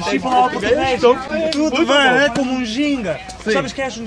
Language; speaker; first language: Spanish; non-native, learner; Macedonian